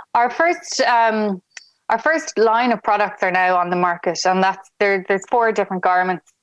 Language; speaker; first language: English; native; English